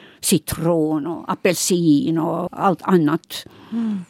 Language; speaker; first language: Swedish; non-native, local second language; Finnish